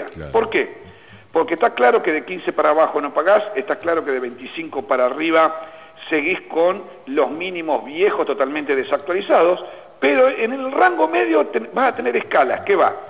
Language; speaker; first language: Spanish; native; Spanish